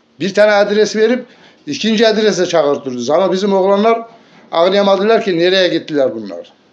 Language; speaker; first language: Turkish; native; Turkish